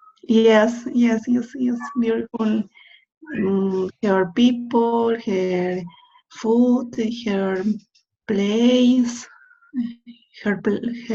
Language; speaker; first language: English; non-native, learner; Spanish